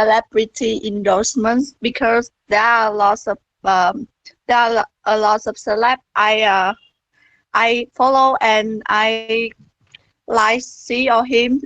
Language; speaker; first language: English; non-native, learner; Vietnamese